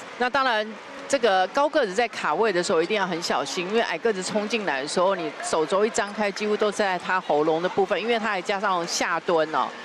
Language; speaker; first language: Chinese; native; Chinese